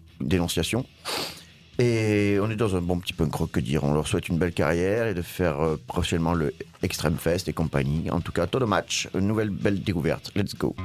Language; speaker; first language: French; native; French